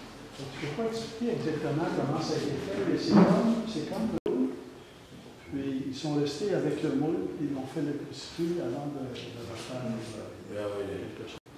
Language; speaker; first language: French; native; French